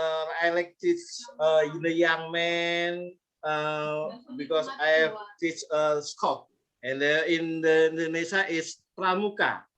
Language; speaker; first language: English; non-native, learner; Indonesian